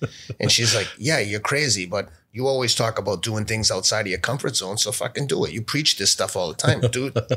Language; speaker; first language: English; native; English